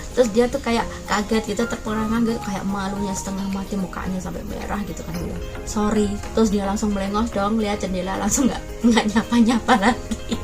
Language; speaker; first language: Indonesian; non-native, local second language; Javanese